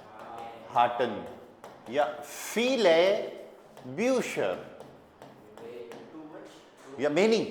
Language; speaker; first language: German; non-native, fluent; Hindi